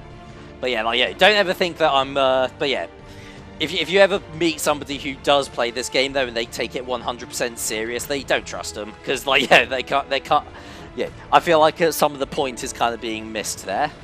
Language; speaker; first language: English; native; English